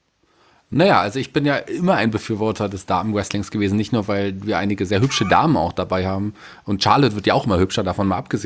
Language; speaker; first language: German; native; German